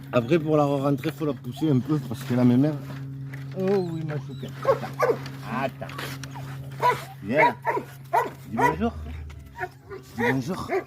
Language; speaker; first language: French; native; French